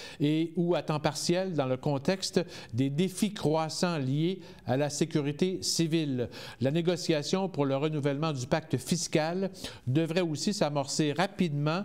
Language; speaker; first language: French; native; French